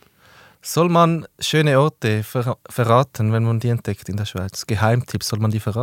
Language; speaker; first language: German; native; German